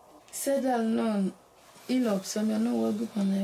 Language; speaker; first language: Korean; non-native, learner; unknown